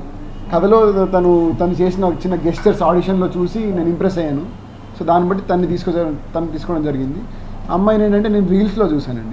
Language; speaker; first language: Telugu; native; Telugu